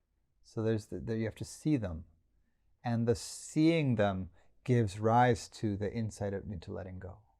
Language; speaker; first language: English; native; English